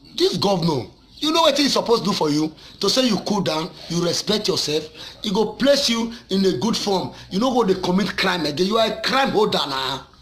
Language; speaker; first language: Nigerian Pidgin; non-native, local second language; Esan